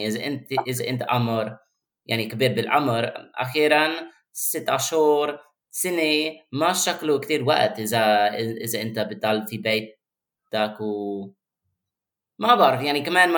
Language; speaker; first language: Arabic; non-native, fluent; English